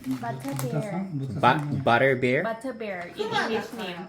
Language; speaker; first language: English; non-native, learner; Thai